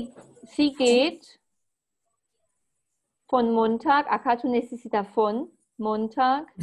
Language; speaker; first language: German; non-native, fluent; Spanish